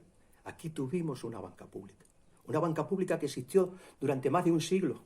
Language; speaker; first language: Spanish; native; Spanish